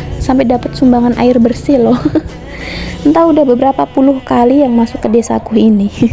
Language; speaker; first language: Indonesian; non-native, local second language; Javanese